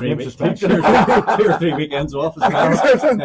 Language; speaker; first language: English; native; English